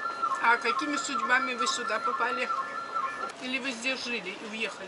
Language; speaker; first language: Russian; native; Russian